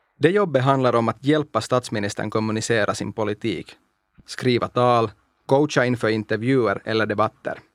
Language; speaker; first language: Swedish; non-native, local second language; Finnish